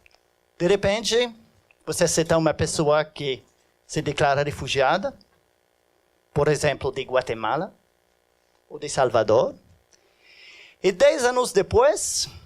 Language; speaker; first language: Portuguese; non-native, fluent; French